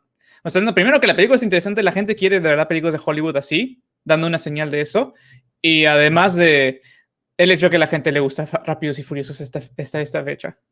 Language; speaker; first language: Spanish; native; Spanish